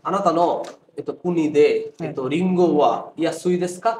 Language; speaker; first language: Japanese; non-native, fluent; Bangla